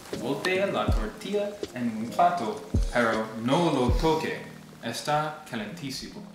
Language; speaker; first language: Spanish; non-native, learner; English